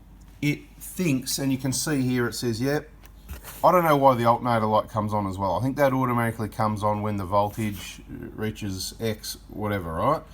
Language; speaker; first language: English; native; English